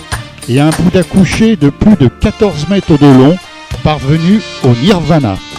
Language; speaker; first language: French; native; French